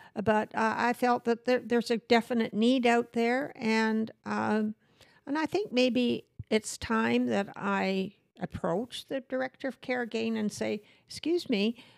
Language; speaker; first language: English; native; English